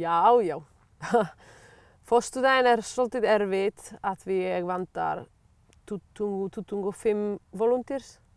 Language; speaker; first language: Icelandic; non-native, learner; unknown